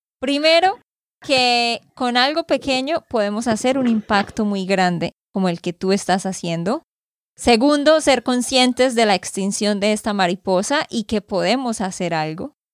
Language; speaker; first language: Spanish; native; Spanish